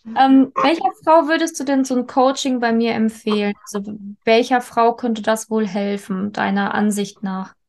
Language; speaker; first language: German; native; German